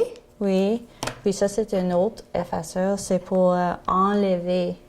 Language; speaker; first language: French; non-native, learner; English